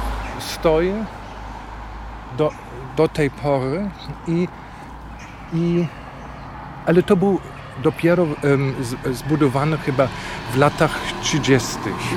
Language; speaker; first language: Polish; non-native, fluent; German